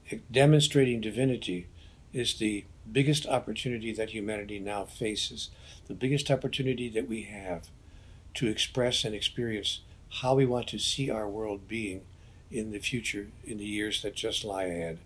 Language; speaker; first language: English; native; English